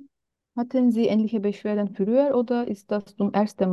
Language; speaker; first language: German; non-native, learner; Turkish